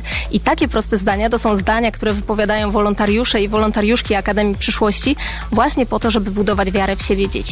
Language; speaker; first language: Polish; native; Polish